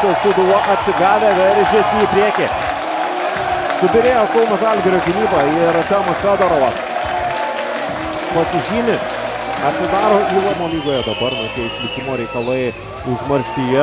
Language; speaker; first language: Lithuanian; native; Lithuanian